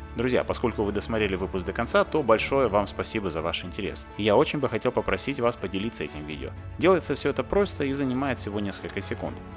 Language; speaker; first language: Russian; native; Russian